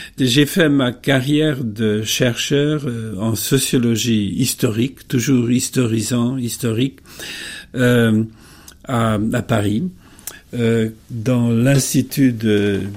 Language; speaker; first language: French; non-native, fluent; Hungarian